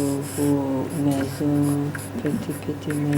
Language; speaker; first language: French; non-native, learner; Turkish